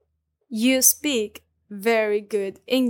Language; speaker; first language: English; non-native, learner; Spanish